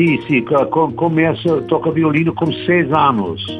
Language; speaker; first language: Portuguese; non-native, learner; German